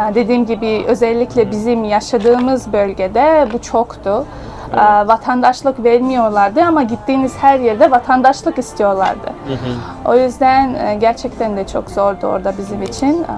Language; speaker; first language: Turkish; early bilingual, heritage; Russian